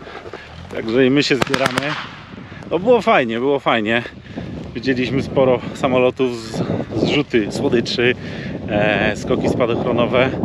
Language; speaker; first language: Polish; native; Polish